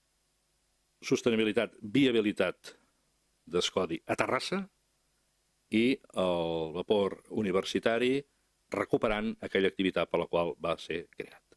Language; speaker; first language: Catalan; native; Catalan